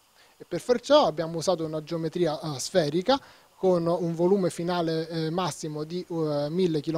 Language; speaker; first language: Italian; native; Italian